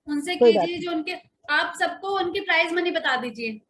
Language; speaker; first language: Hindi; native; Hindi